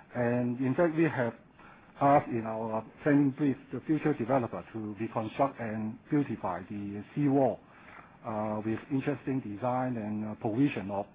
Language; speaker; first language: English; non-native, local second language; Cantonese